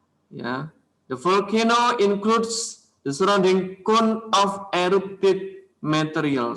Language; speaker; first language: English; non-native, learner; Indonesian